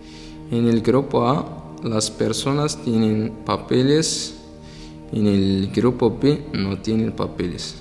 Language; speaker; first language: Spanish; non-native, learner; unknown